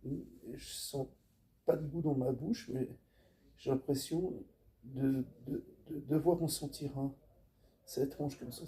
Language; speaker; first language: French; native; French